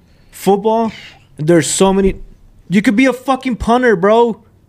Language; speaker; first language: English; early bilingual, other home language; Spanish